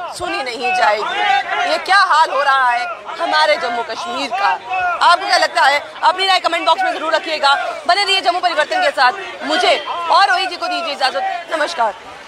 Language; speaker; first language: Hindi; native; Hindi